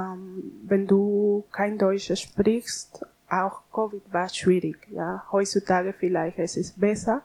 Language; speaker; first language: German; non-native, learner; Spanish